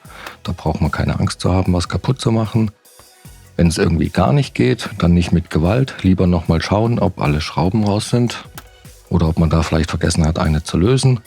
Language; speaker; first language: German; native; German